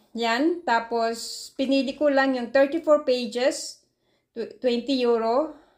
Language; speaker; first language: Filipino; native; Filipino